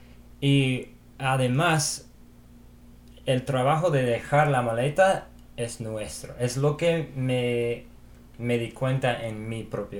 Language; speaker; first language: Spanish; non-native, fluent; English